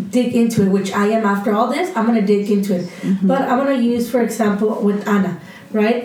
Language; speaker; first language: English; early bilingual, other home language; Spanish